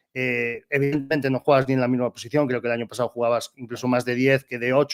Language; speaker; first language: Spanish; non-native, local second language; Galician